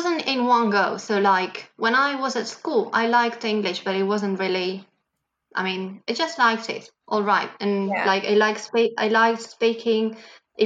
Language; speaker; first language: English; non-native, fluent; Catalan